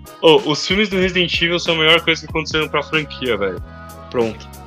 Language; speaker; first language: Portuguese; native; Portuguese